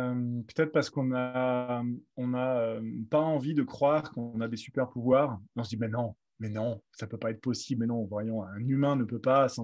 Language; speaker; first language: French; native; French